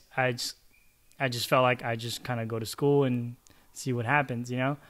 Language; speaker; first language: English; early bilingual, other home language; Chavacano